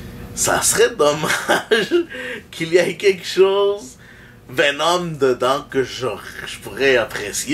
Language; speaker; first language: French; native; French